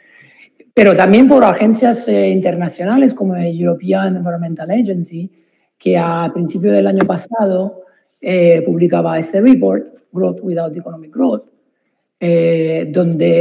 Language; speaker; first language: Spanish; non-native, fluent; Italian